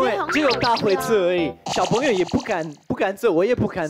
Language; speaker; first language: Chinese; non-native, fluent; French